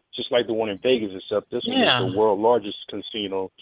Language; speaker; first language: English; native; English